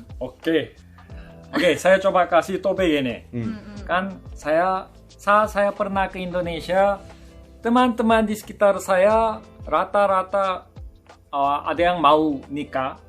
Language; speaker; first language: Indonesian; non-native, fluent; Korean